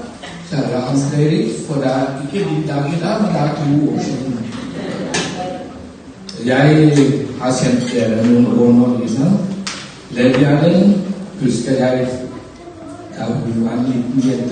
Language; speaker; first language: Norwegian; non-native, fluent; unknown